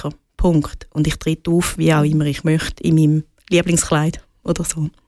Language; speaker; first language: German; native; German